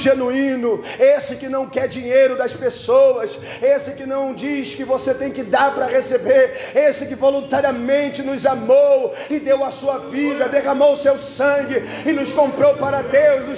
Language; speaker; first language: Portuguese; native; Portuguese